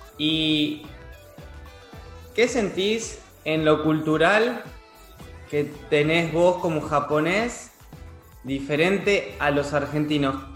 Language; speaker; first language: Spanish; native; Spanish